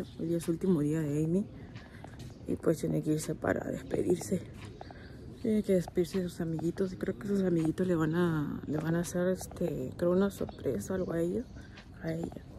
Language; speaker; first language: Spanish; native; Spanish